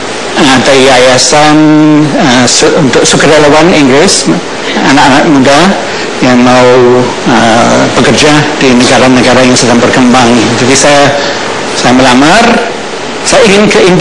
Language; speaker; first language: Indonesian; non-native, fluent; English